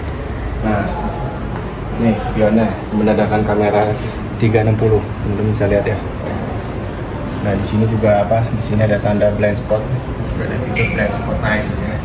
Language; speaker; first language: Indonesian; native; Indonesian